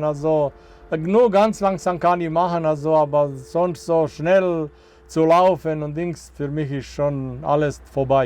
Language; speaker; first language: German; non-native, fluent; Serbian